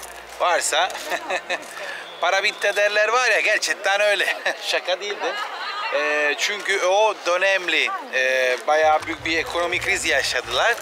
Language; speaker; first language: Turkish; non-native, fluent; Italian